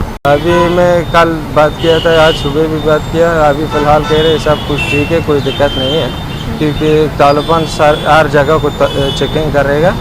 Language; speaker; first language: Hindi; non-native, learner; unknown